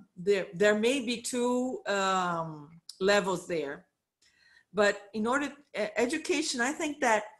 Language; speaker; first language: English; non-native, fluent; Portuguese